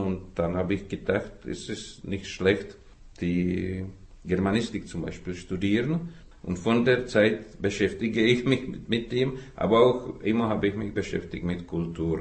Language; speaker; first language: German; non-native, fluent; Czech